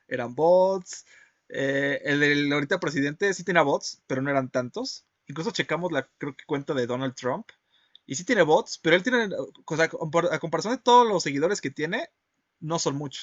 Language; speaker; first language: Spanish; native; Spanish